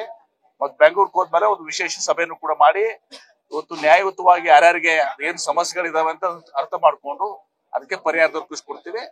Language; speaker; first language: Kannada; native; Kannada